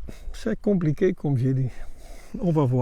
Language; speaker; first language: French; non-native, learner; Dutch